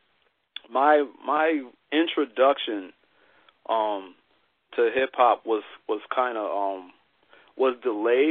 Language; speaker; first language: English; native; English